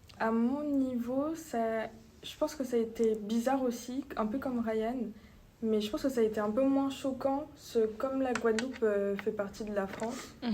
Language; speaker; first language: French; native; French